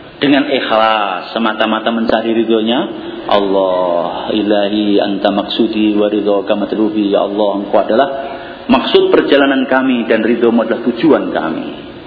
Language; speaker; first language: Indonesian; non-native, local second language; Javanese